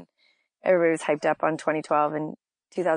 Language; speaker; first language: English; native; English